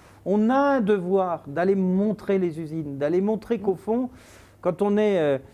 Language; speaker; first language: French; native; French